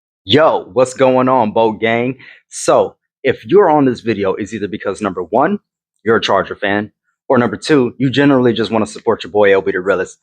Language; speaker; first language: English; native; English